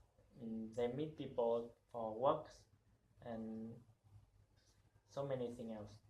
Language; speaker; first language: English; non-native, learner; Vietnamese